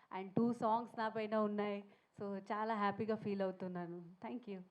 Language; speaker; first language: Telugu; non-native, learner; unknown